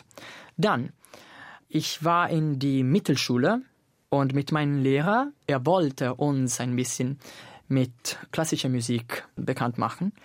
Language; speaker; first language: German; non-native, fluent; Italian